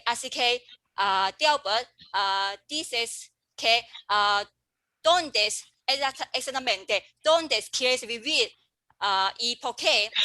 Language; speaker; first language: Spanish; non-native, learner; English